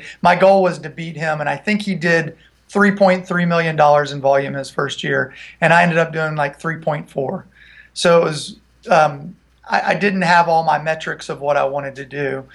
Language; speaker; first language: English; native; English